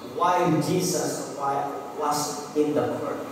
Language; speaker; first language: English; non-native, local second language; Filipino